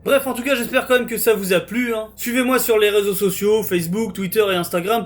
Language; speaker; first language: French; native; French